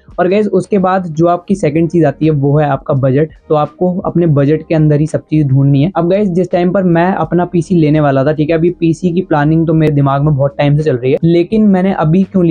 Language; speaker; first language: Hindi; native; Hindi